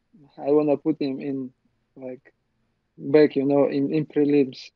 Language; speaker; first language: English; non-native, learner; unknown